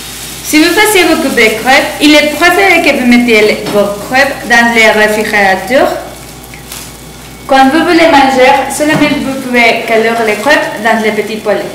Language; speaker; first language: French; non-native, learner; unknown